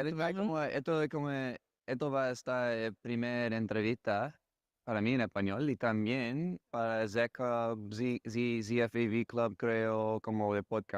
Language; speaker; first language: Spanish; non-native, fluent; English